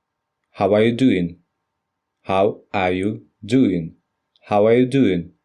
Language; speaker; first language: English; non-native, fluent; Russian